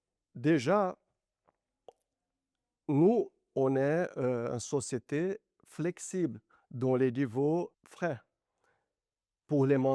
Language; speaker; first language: French; non-native, fluent; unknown